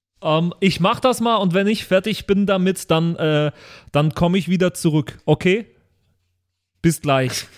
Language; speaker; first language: German; native; German